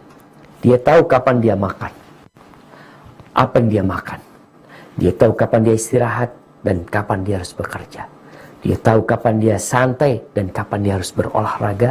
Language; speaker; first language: Indonesian; native; Indonesian